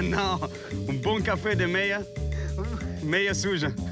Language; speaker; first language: Portuguese; non-native, learner; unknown